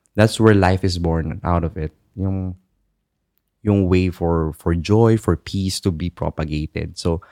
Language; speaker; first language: English; non-native, local second language; Filipino